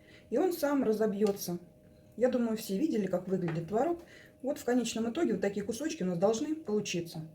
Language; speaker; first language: Russian; native; Russian